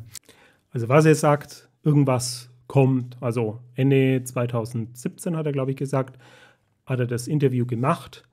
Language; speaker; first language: German; native; German